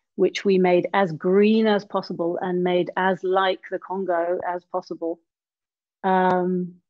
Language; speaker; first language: English; native; English